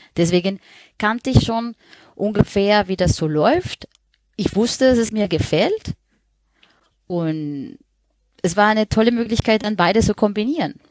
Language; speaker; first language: German; non-native, fluent; Spanish